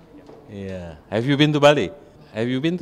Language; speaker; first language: English; non-native, fluent; Indonesian